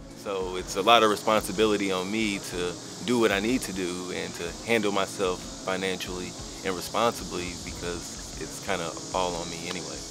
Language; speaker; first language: English; native; English